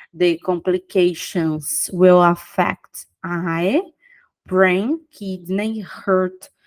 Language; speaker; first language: English; non-native, fluent; Portuguese